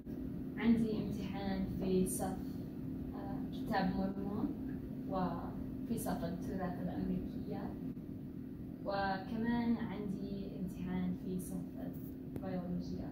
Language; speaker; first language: Arabic; non-native, learner; English